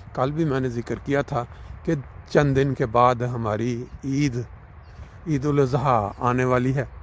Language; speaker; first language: Urdu; non-native, local second language; Punjabi